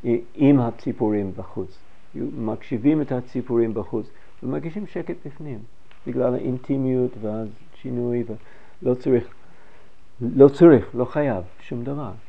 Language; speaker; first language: Hebrew; non-native, fluent; English